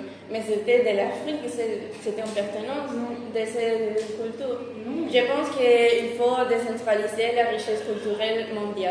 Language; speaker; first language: French; non-native, fluent; Spanish